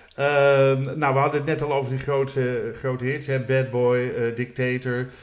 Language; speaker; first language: Dutch; native; Dutch